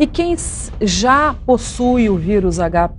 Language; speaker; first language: Portuguese; native; Portuguese